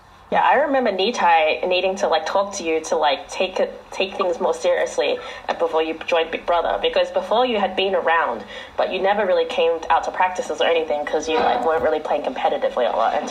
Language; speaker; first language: English; early bilingual, other home language; Chinese